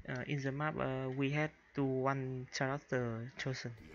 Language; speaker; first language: English; non-native, learner; Vietnamese